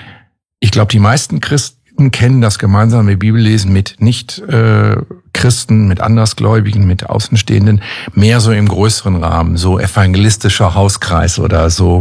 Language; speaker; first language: German; native; German